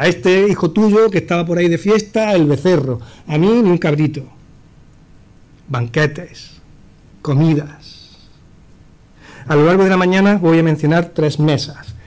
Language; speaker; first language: Spanish; native; Spanish